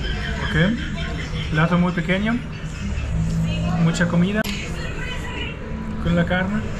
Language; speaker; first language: Spanish; non-native, learner; German